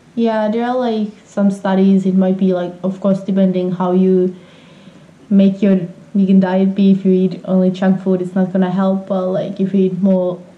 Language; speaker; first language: English; non-native, fluent; Finnish